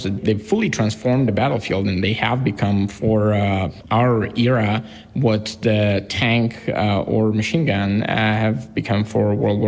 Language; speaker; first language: English; non-native, fluent; Ukrainian